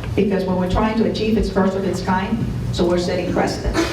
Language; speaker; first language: English; non-native, fluent; Spanish